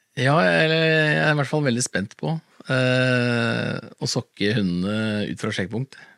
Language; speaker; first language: Norwegian; native; Norwegian